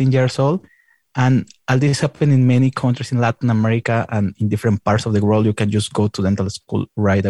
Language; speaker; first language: English; non-native, fluent; Spanish